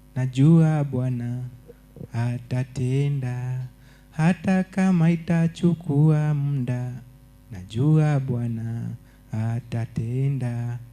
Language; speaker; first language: Swahili; non-native, local second language; Meru